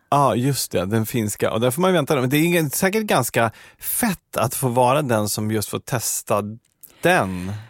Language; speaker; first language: Swedish; native; Swedish